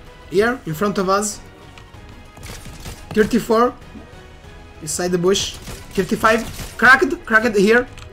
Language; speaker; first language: English; non-native, fluent; Italian